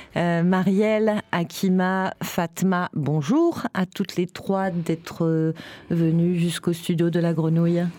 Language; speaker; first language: French; native; French